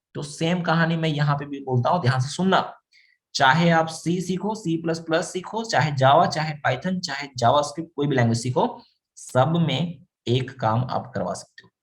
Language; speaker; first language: Hindi; native; Hindi